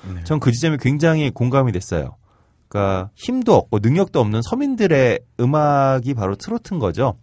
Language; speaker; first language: Korean; native; Korean